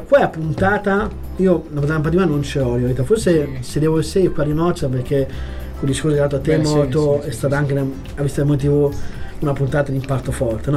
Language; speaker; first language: Italian; native; Italian